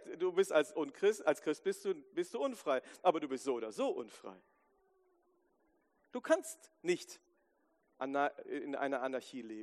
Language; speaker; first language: German; native; German